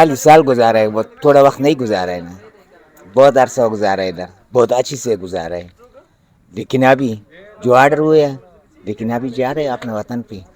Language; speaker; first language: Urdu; early bilingual, other home language; Pashto